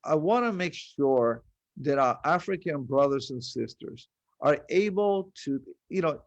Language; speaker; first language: English; early bilingual, other home language; Spanish